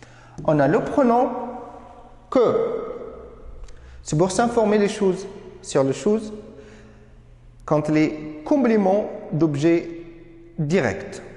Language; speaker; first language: French; non-native, fluent; Arabic